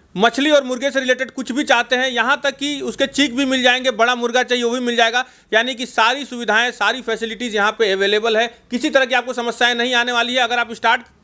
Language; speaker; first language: Hindi; native; Hindi